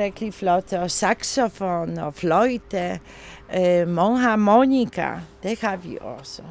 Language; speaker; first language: Danish; non-native, learner; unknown